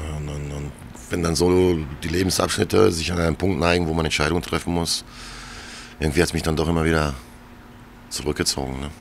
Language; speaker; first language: German; early bilingual, other home language; Croatian